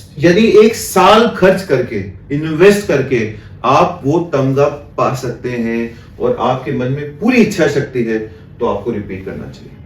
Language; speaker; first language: Hindi; native; Hindi